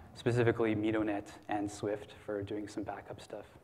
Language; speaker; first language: English; native; English